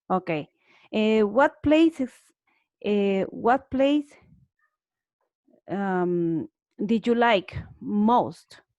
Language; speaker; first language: English; non-native, learner; Spanish